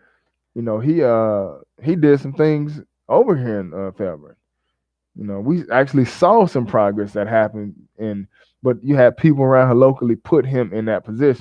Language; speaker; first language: English; native; English